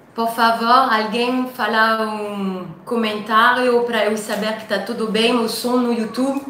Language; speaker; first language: Portuguese; non-native, fluent; French